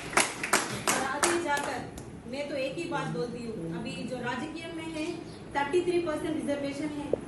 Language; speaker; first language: Hindi; non-native, local second language; Telugu